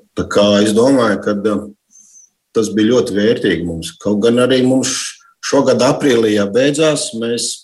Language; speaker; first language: Latvian; native; Latvian